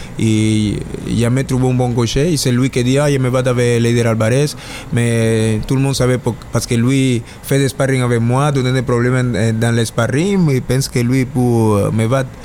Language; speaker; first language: French; non-native, learner; Spanish